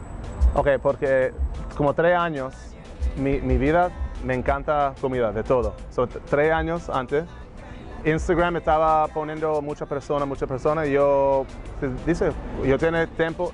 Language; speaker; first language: Spanish; non-native, learner; English